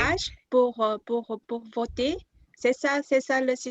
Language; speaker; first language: French; non-native, fluent; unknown